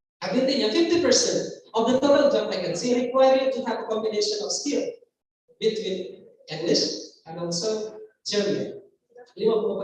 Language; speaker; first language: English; non-native, fluent; Indonesian